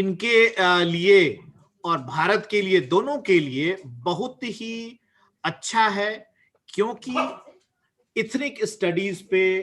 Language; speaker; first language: Hindi; native; Hindi